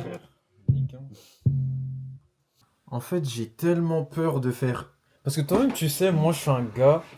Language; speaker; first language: French; native; French